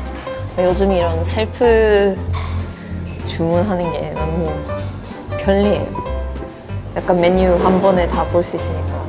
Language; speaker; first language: Korean; non-native, fluent; Swedish